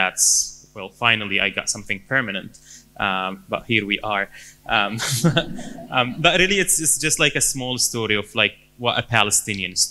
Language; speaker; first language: English; non-native, fluent; Arabic